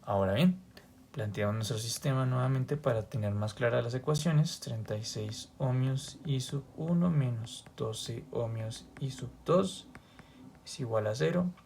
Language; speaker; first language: Spanish; native; Spanish